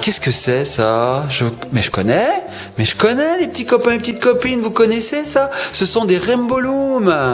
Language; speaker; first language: French; native; French